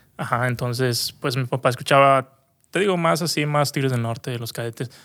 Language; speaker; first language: Spanish; native; Spanish